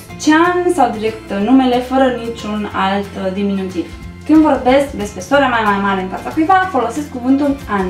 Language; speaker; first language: Romanian; native; Romanian